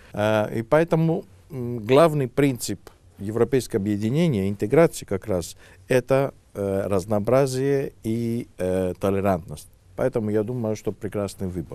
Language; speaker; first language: Russian; non-native, fluent; Greek